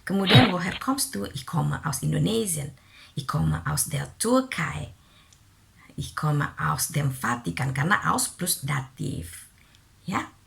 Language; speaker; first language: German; non-native, fluent; Indonesian